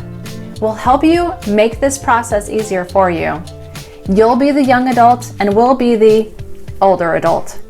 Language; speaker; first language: English; native; English